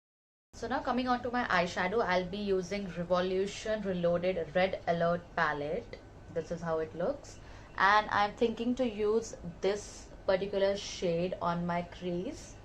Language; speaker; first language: English; non-native, local second language; Hindi